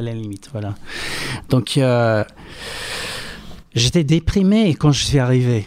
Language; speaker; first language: French; non-native, fluent; English